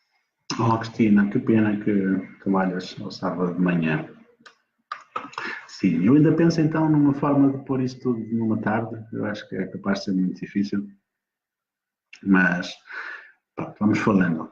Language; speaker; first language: Portuguese; native; Portuguese